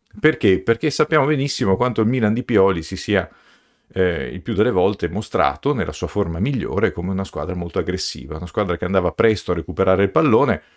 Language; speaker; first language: Italian; native; Italian